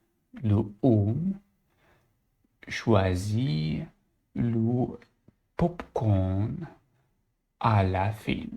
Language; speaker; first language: French; non-native, learner; Arabic